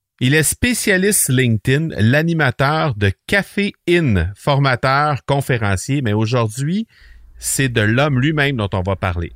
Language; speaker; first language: French; native; French